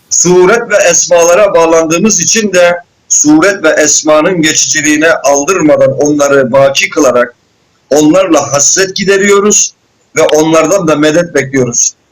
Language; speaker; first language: Turkish; native; Turkish